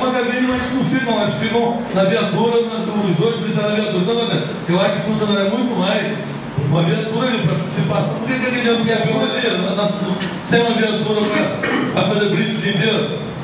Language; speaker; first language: Portuguese; native; Portuguese